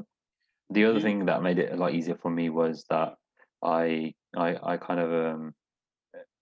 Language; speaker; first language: English; native; English